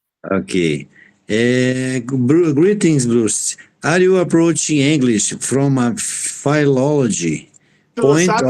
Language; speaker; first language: English; non-native, fluent; Portuguese